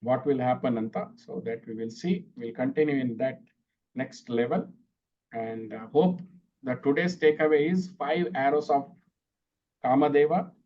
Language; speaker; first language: English; non-native, local second language; Kannada